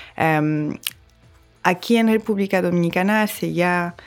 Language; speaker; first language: Spanish; non-native, fluent; French